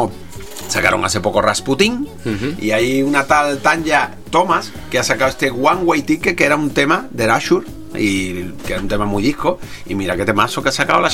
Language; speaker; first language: Spanish; native; Spanish